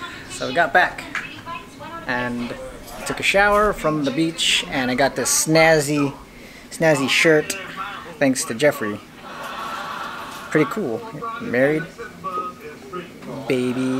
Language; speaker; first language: English; native; English